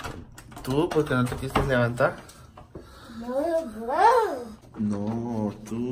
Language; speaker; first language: Spanish; native; Spanish